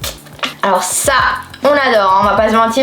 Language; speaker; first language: French; native; French